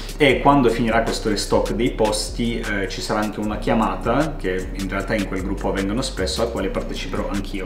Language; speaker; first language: Italian; early bilingual, other home language; Russian